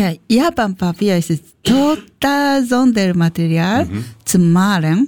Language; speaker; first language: German; non-native, learner; Japanese